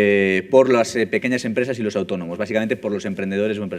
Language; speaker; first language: Spanish; native; Spanish